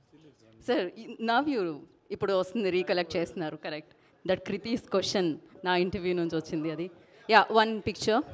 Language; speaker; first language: Telugu; native; Telugu